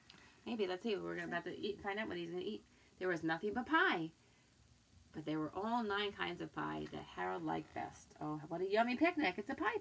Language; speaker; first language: English; native; English